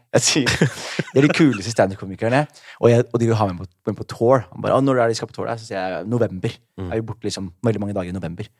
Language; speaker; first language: Norwegian; early bilingual, other home language; Somali